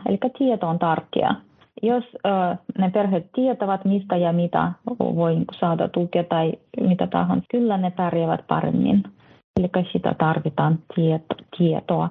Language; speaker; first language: Finnish; non-native, fluent; Russian